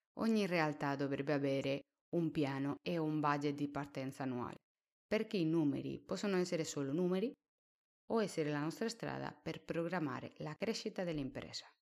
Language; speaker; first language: Italian; non-native, fluent; Spanish